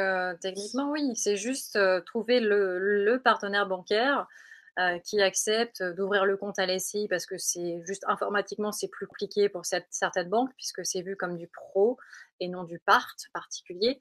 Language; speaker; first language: French; native; French